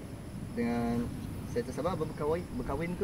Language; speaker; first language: Malay; native; Malay